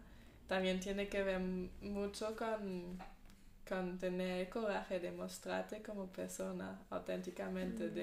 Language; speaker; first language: Spanish; non-native, fluent; German